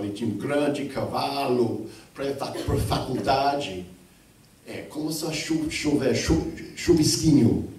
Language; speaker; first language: Portuguese; non-native, fluent; English